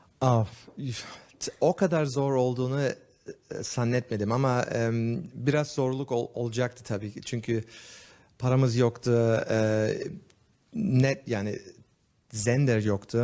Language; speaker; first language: Turkish; early bilingual, heritage; Turkish